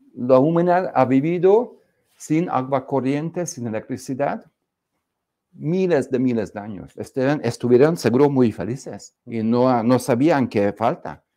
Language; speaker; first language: Spanish; non-native, fluent; Hungarian